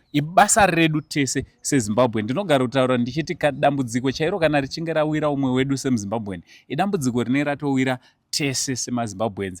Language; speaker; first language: Shona; native; Shona